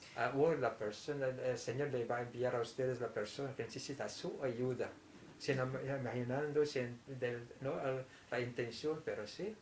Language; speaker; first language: Spanish; non-native, fluent; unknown